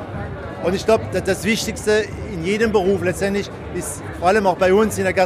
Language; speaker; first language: German; native; German